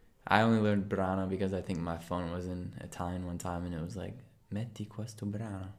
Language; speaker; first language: English; native; English